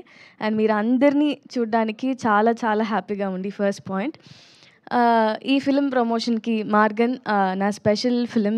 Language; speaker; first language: Telugu; non-native, learner; Tamil